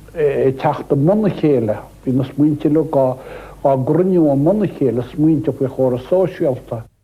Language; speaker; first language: Irish; native; Irish